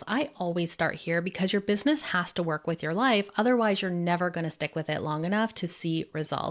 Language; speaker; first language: English; native; English